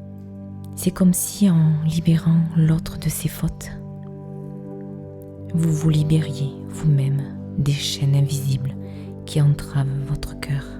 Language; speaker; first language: French; native; French